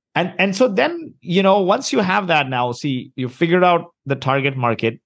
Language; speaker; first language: English; early bilingual, heritage; Arabic